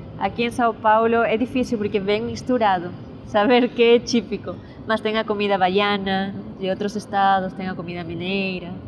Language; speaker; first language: Portuguese; non-native, fluent; Spanish